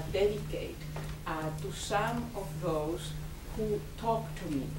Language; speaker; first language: English; non-native, fluent; Spanish